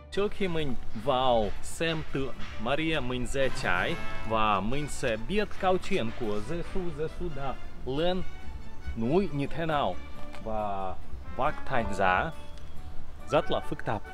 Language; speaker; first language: Vietnamese; non-native, fluent; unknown